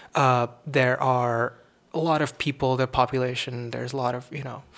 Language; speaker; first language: English; non-native, local second language; Tamil